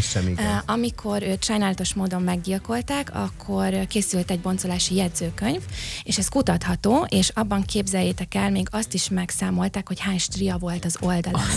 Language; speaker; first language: Hungarian; native; Hungarian